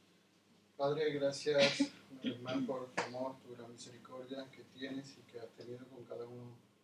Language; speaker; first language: Spanish; native; Spanish